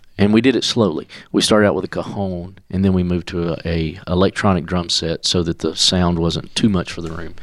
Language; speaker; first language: English; native; English